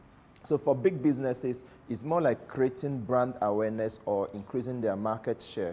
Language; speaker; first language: English; non-native, local second language; Igbo